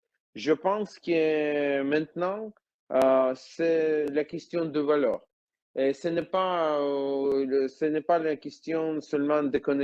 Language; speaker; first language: French; non-native, learner; Ukrainian